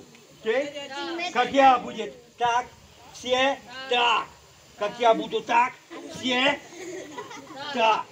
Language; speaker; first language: Russian; non-native, learner; Polish